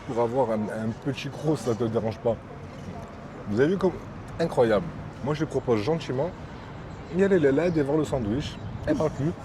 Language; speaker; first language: French; native; French